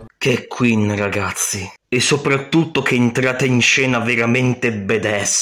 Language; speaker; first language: Italian; native; Italian